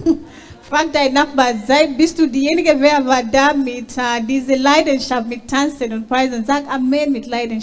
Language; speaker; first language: German; non-native, learner; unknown